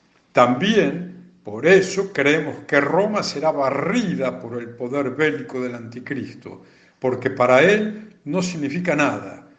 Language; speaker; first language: Spanish; native; Spanish